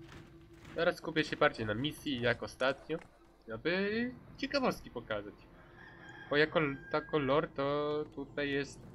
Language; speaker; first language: Polish; native; Polish